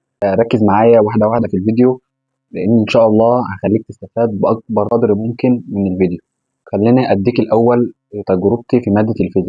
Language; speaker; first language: Arabic; native; Arabic